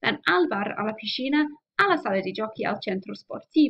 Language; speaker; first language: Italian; non-native, fluent; English